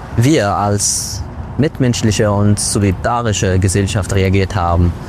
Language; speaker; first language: German; non-native, fluent; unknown